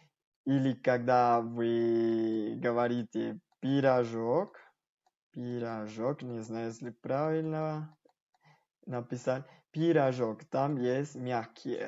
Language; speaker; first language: Russian; non-native, fluent; Spanish